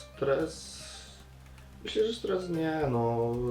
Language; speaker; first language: Polish; native; Polish